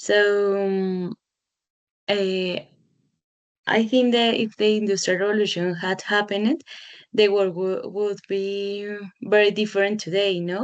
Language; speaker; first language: English; non-native, learner; Spanish